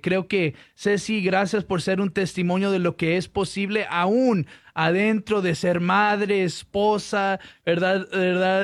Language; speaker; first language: Spanish; early bilingual, heritage; Spanish